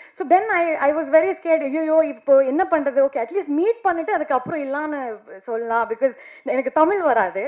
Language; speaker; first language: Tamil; non-native, learner; Kannada